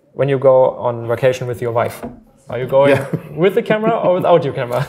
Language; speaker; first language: English; non-native, fluent; German